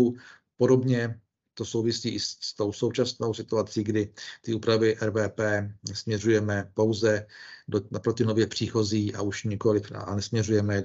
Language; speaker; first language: Czech; native; Czech